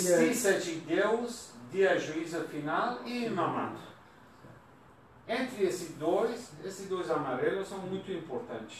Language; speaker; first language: Portuguese; non-native, learner; Persian